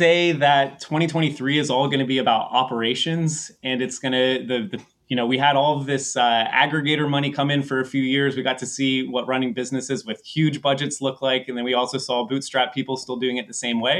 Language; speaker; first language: English; native; English